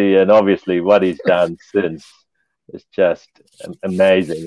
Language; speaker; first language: English; non-native, local second language; Tamil